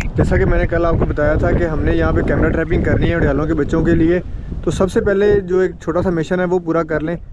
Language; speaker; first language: Urdu; non-native, local second language; Punjabi